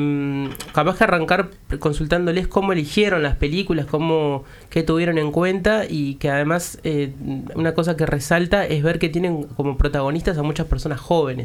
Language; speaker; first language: Spanish; native; Spanish